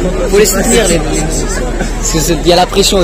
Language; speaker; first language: French; native; French